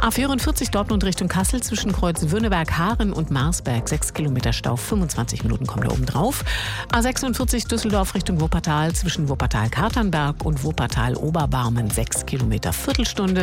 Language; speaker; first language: German; native; German